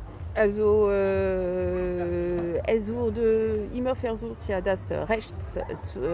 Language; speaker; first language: German; non-native, fluent; French